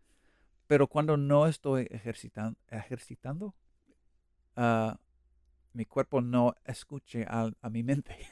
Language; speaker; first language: Spanish; non-native, learner; English